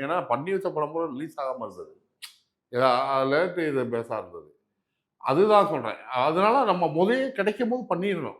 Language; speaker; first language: Tamil; native; Tamil